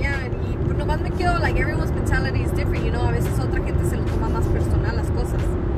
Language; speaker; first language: Spanish; early bilingual, heritage; Spanish